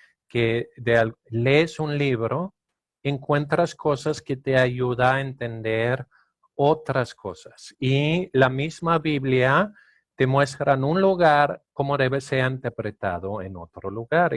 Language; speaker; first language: Spanish; non-native, fluent; Danish